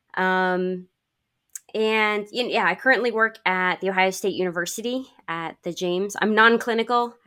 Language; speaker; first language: English; native; English